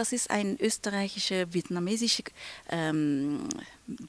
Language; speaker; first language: German; non-native, fluent; Japanese